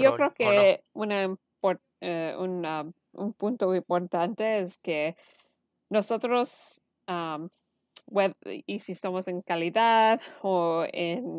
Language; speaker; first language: Spanish; early bilingual, heritage; Spanish